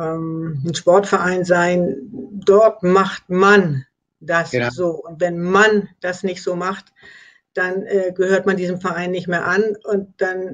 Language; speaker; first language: German; native; German